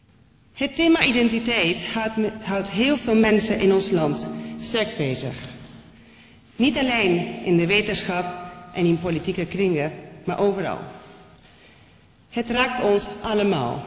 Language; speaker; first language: Dutch; non-native, fluent; Spanish